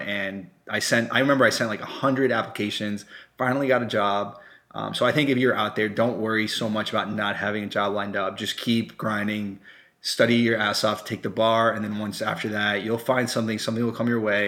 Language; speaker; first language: English; non-native, fluent; Spanish